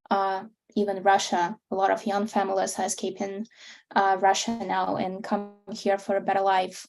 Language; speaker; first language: English; non-native, fluent; Russian